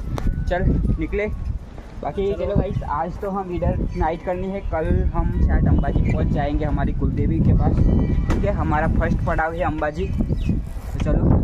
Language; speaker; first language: Hindi; non-native, local second language; Gujarati